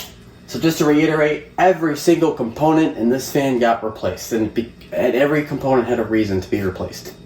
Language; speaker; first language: English; native; English